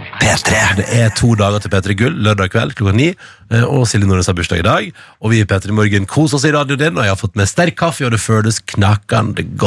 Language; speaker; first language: Norwegian; native; Norwegian